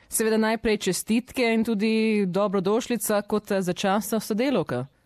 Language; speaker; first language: Slovenian; early bilingual, heritage; Slovenian